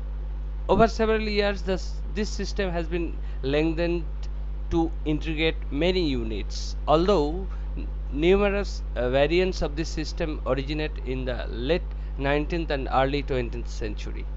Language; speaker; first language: English; non-native, local second language; Bangla